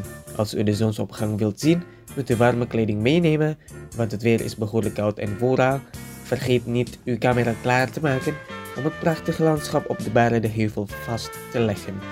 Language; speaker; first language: Dutch; non-native, fluent; Indonesian